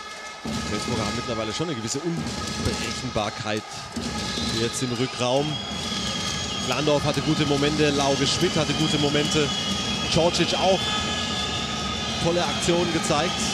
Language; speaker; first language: German; native; German